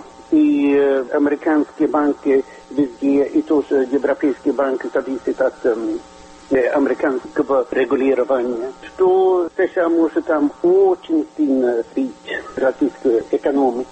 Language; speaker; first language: Russian; non-native, fluent; Swedish